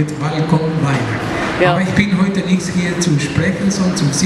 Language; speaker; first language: German; non-native, fluent; Spanish